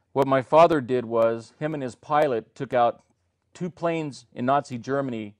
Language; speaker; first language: English; native; English